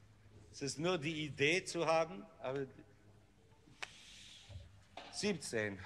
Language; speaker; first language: German; non-native, learner; English